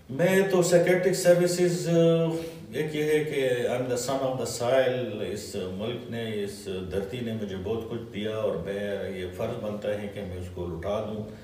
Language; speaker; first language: Urdu; non-native, local second language; Pashto